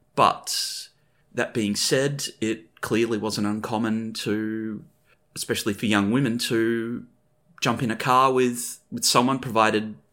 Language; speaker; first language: English; native; English